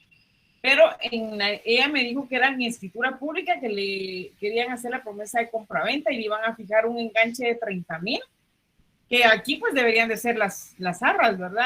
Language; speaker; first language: Spanish; native; Spanish